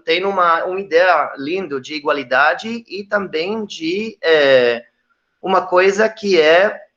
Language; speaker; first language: Portuguese; non-native, fluent; Hebrew